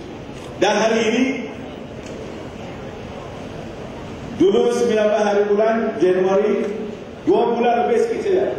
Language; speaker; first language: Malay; non-native, local second language; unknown